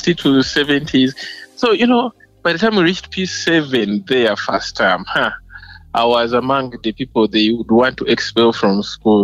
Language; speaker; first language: English; non-native, local second language; Ganda